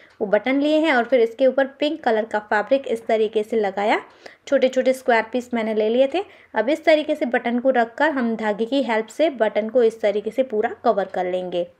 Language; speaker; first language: Hindi; non-native, local second language; Gujarati